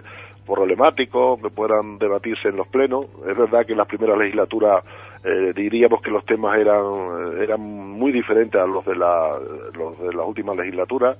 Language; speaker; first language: Spanish; native; Spanish